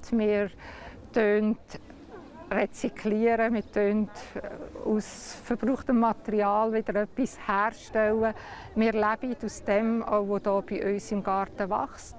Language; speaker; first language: German; native; German